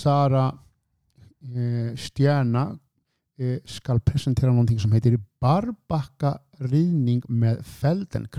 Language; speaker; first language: Swedish; non-native, fluent; Icelandic